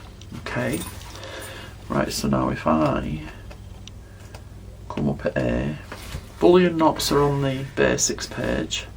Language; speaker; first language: English; native; English